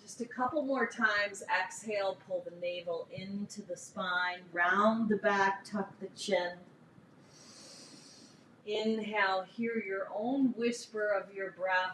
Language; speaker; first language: English; native; English